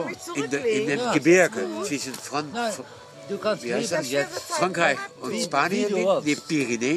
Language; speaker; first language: German; non-native, fluent; Dutch